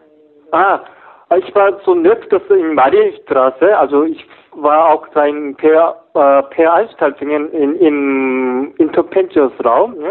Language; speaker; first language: German; non-native, learner; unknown